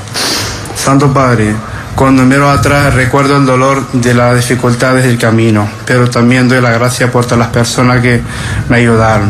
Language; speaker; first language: Spanish; non-native, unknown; Arabic